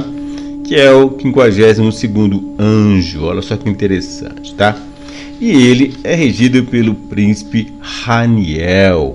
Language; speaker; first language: Portuguese; native; Portuguese